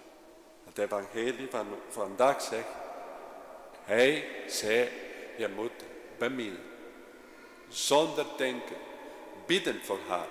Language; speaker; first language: Dutch; non-native, fluent; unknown